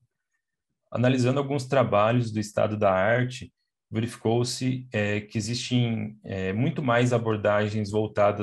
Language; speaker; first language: Portuguese; native; Portuguese